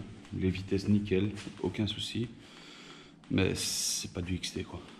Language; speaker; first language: French; native; French